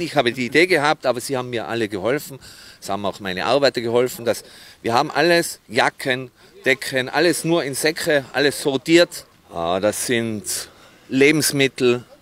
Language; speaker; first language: German; non-native, fluent; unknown